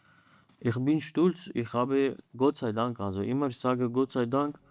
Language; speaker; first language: German; non-native, learner; Arabic